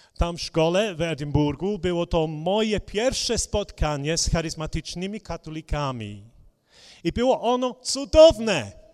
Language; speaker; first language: Polish; non-native, fluent; English